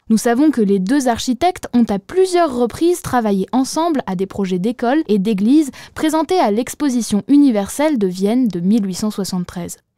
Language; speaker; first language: French; native; French